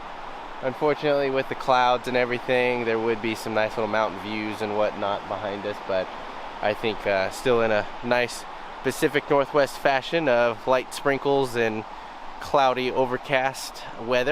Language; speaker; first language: English; native; English